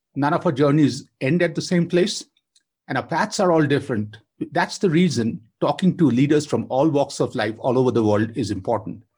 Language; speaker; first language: English; non-native, local second language; Bangla